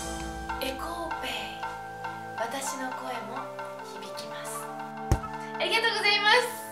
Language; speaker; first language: Japanese; native; Japanese